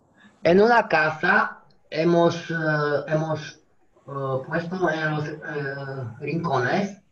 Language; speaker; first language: Spanish; non-native, fluent; Romanian